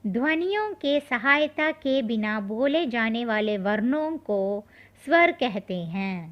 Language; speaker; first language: Hindi; non-native, local second language; Tamil